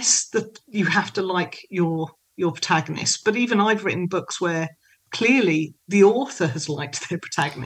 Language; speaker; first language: English; native; English